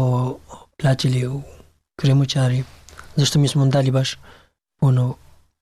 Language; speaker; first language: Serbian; non-native, learner; Pashto